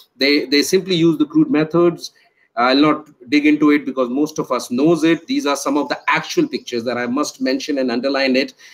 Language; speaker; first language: English; non-native, local second language; Hindi